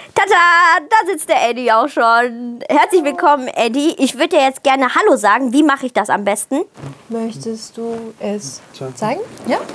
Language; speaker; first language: German; native; German